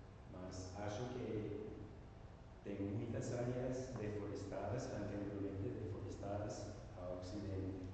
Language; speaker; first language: Portuguese; non-native, learner; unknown